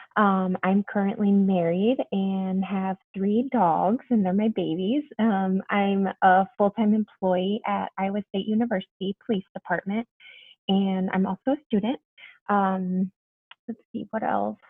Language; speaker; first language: English; early bilingual, other home language; Spanish